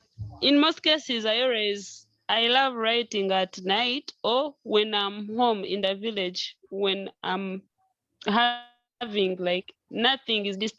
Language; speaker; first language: English; non-native, local second language; Nyankole